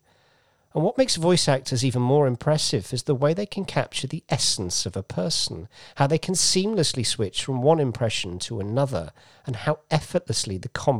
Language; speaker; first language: English; native; English